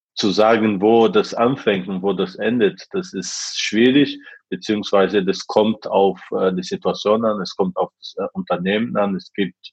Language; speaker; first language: German; non-native, fluent; Portuguese